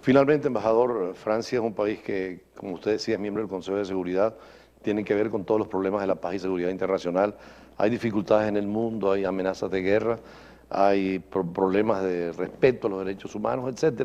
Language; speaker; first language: Spanish; native; Spanish